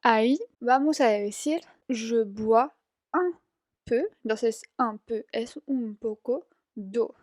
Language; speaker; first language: Spanish; non-native, fluent; French